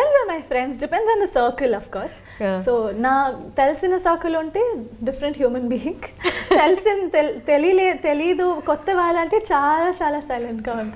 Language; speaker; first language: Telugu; non-native, local second language; Kannada